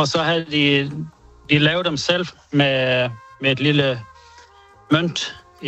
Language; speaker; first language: Danish; early bilingual, heritage; Danish